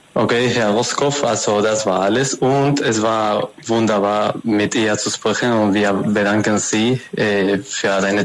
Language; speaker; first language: German; non-native, fluent; Spanish